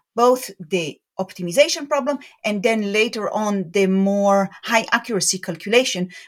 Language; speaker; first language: English; non-native, fluent; Hebrew